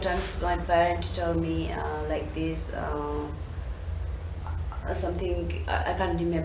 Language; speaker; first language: English; non-native, learner; Tibetan